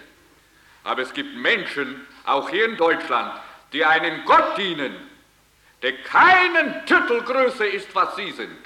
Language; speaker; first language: German; early bilingual, heritage; German